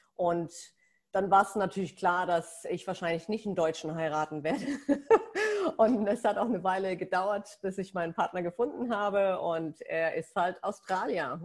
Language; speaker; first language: German; native; German